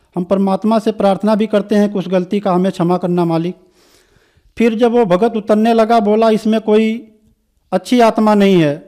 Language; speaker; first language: Hindi; native; Hindi